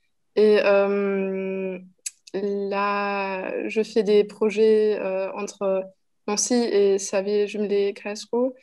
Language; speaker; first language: French; non-native, fluent; German